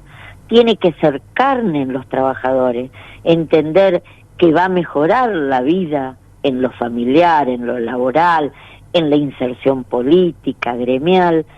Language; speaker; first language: Spanish; native; Spanish